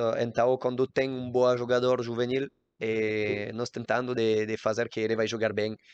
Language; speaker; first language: Portuguese; non-native, learner; French